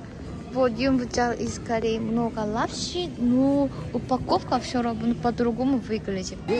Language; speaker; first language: Russian; non-native, learner; Korean